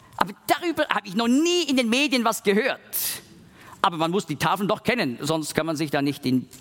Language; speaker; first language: German; native; German